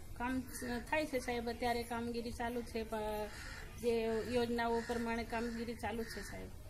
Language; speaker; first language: Gujarati; native; Gujarati